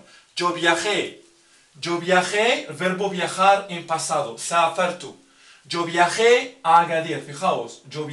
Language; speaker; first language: Spanish; non-native, fluent; Arabic